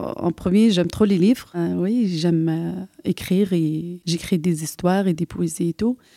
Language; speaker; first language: French; non-native, local second language; Arabic